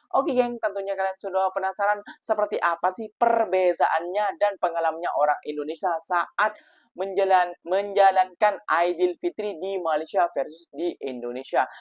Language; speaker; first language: Indonesian; native; Indonesian